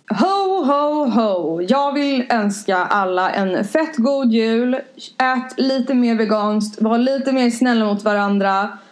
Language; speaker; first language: Swedish; native; Swedish